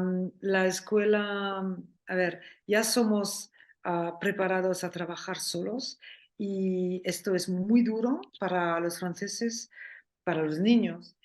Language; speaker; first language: Spanish; non-native, fluent; French